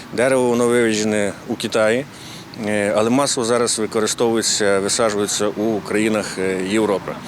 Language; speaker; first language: Ukrainian; native; Ukrainian